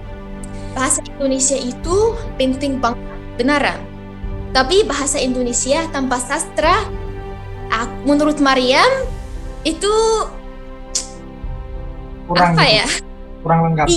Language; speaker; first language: Indonesian; non-native, fluent; Arabic